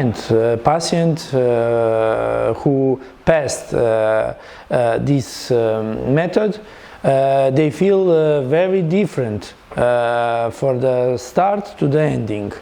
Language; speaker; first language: English; non-native, learner; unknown